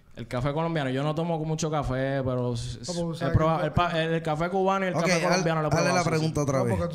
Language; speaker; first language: Spanish; native; Spanish